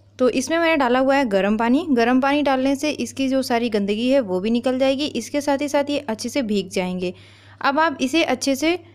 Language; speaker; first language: Hindi; native; Hindi